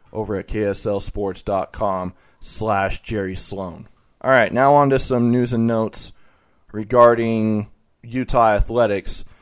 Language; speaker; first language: English; native; English